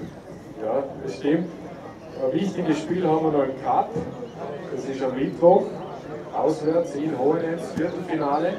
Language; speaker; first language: German; native; German